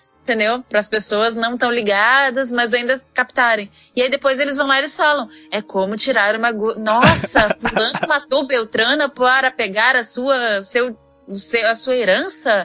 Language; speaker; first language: Portuguese; native; Portuguese